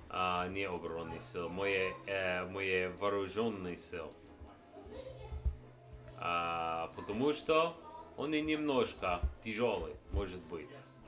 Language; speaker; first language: Russian; non-native, learner; English